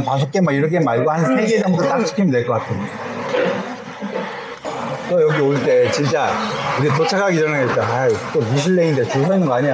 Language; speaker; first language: Korean; native; Korean